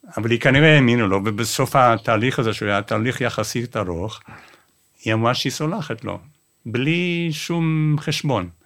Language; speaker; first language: Hebrew; non-native, fluent; English